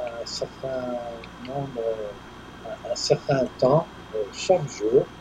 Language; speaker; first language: French; non-native, fluent; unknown